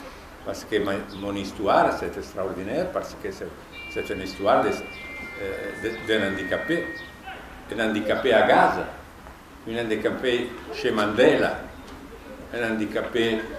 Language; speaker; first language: French; non-native, fluent; Italian